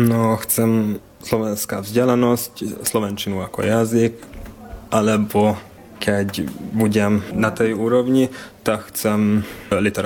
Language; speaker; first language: Slovak; non-native, learner; Hungarian